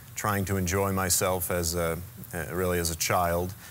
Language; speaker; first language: English; native; English